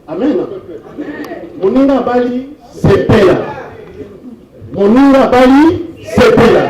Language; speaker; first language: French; non-native, local second language; Lingala